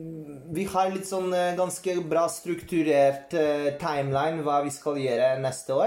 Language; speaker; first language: Norwegian; non-native, fluent; Polish